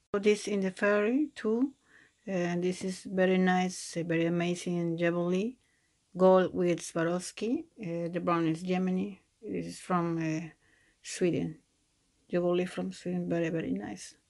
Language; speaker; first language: English; non-native, learner; Spanish